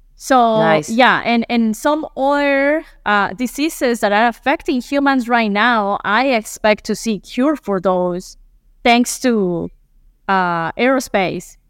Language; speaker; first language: English; non-native, fluent; Spanish